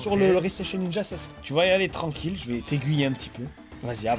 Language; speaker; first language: French; native; French